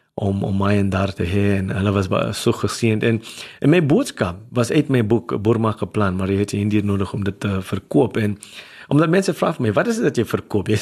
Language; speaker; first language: Afrikaans; non-native, local second language; English